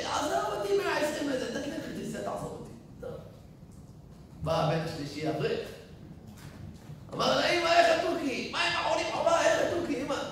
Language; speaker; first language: Hebrew; native; Hebrew